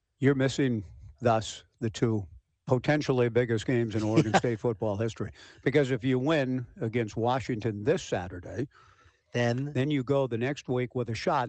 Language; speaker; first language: English; native; English